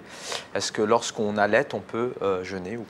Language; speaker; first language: French; native; French